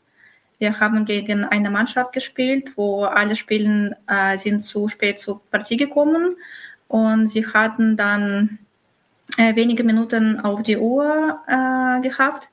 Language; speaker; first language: German; non-native, fluent; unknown